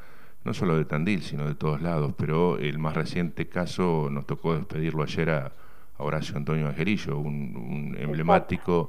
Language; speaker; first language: Spanish; native; Spanish